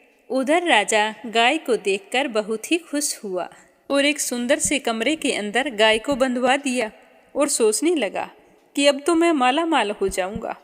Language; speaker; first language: Hindi; native; Hindi